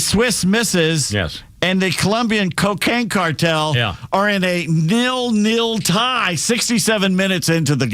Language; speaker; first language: English; native; English